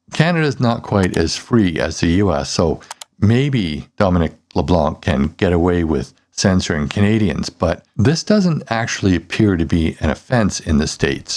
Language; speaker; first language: English; native; English